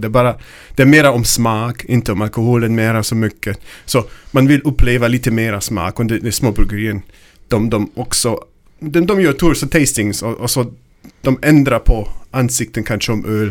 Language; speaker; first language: Swedish; non-native, learner; German